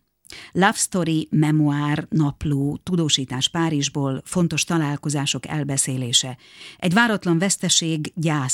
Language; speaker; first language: Hungarian; native; Hungarian